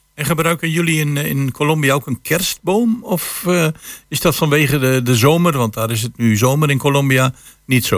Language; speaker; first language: Dutch; native; Dutch